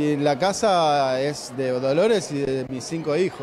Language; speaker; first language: Spanish; native; Spanish